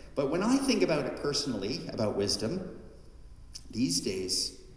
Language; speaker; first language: English; native; English